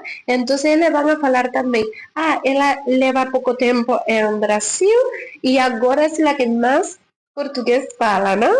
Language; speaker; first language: Portuguese; non-native, learner; Spanish